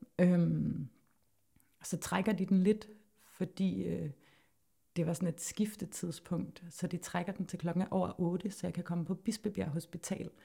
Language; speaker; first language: Danish; native; Danish